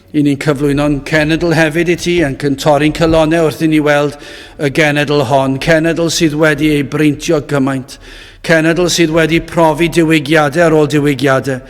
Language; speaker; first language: Welsh; native; Welsh